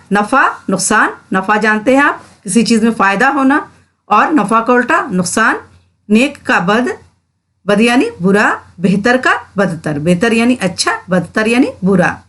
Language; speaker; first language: Urdu; native; Urdu